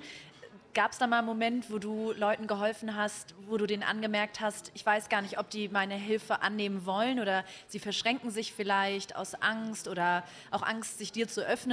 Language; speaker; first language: German; native; German